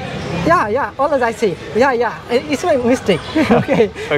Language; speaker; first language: English; non-native, learner; Bangla